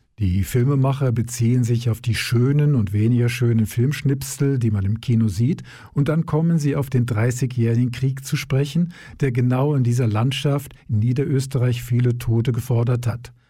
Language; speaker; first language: German; native; German